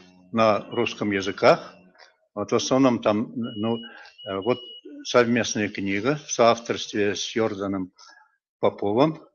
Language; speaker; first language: Russian; non-native, local second language; Bashkir